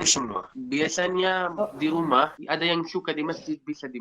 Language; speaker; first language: Indonesian; non-native, fluent; Arabic